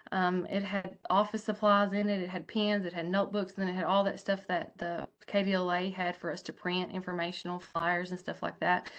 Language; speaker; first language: English; native; English